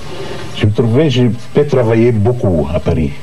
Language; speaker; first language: French; non-native, fluent; Arabic